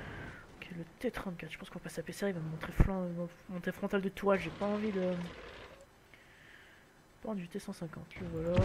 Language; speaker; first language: French; native; French